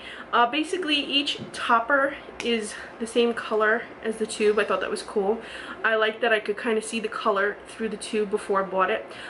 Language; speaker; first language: English; native; English